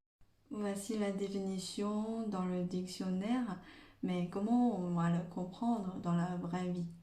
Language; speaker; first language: French; non-native, fluent; Chinese